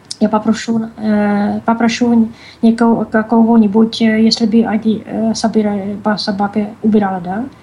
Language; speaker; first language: Russian; non-native, learner; Czech